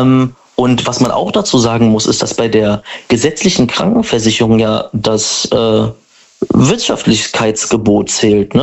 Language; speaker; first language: German; native; German